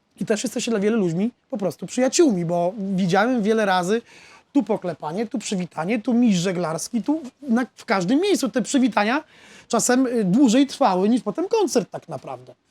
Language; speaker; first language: Polish; native; Polish